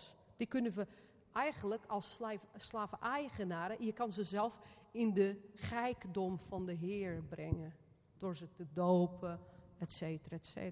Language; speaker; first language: Dutch; non-native, fluent; Portuguese